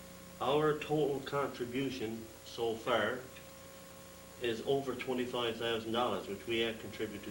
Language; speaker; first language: English; native; English